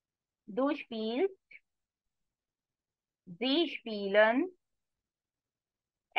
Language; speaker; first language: German; non-native, fluent; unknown